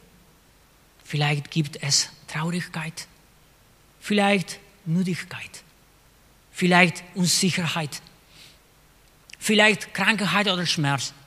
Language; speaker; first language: German; non-native, fluent; Spanish